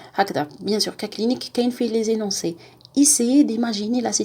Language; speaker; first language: French; non-native, local second language; Arabic